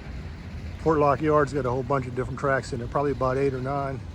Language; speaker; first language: English; native; English